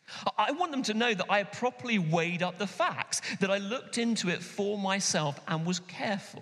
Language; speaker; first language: English; native; English